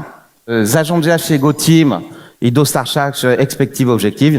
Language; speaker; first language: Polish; non-native, fluent; French